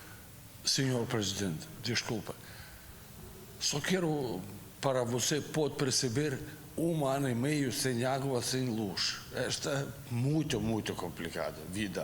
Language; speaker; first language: Portuguese; non-native, learner; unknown